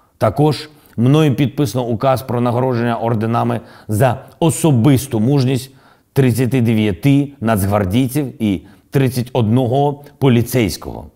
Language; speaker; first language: Ukrainian; non-native, local second language; Russian